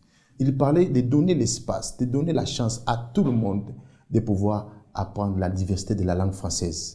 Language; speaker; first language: French; non-native, fluent; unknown